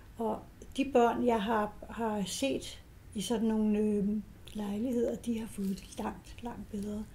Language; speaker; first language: Danish; native; Danish